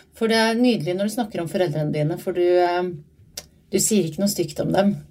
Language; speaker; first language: Norwegian; native; Norwegian